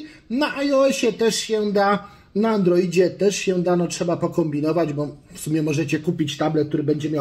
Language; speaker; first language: Polish; native; Polish